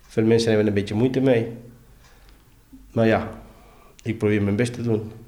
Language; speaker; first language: Dutch; non-native, learner; Spanish